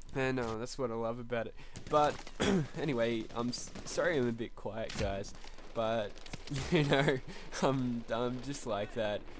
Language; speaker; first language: English; native; English